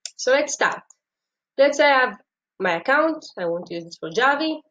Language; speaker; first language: English; non-native, fluent; Hebrew